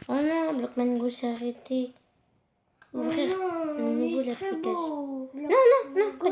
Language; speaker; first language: French; native; French